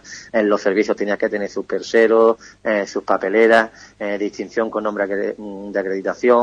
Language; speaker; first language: Spanish; native; Spanish